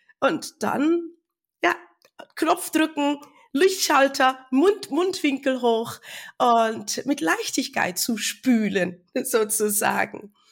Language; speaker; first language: German; non-native, fluent; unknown